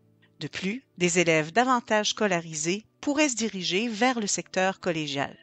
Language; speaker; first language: French; native; French